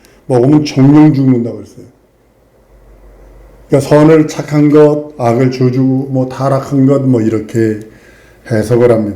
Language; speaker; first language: Korean; native; Korean